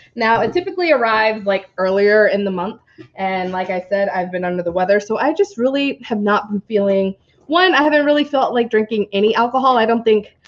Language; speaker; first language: English; native; English